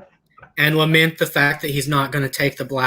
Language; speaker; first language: English; native; English